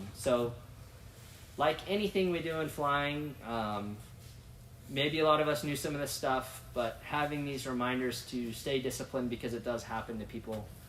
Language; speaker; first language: English; native; English